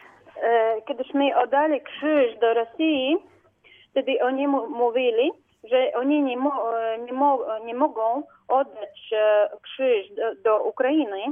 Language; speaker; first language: Polish; non-native, learner; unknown